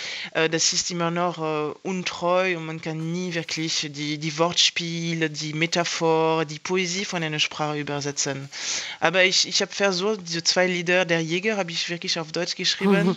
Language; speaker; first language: German; non-native, fluent; French